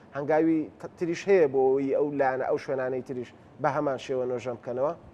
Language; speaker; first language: Central Kurdish; native; Central Kurdish